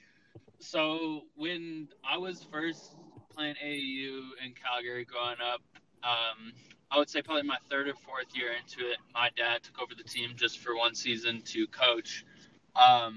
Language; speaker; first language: English; native; English